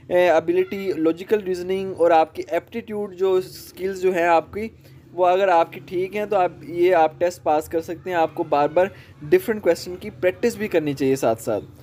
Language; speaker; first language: Urdu; non-native, local second language; Punjabi